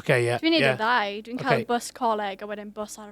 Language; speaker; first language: Welsh; non-native, local second language; English